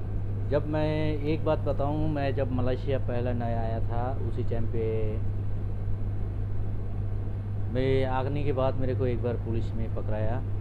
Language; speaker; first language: Hindi; non-native, learner; Bangla